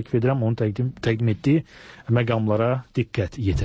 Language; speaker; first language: Azerbaijani; native; Azerbaijani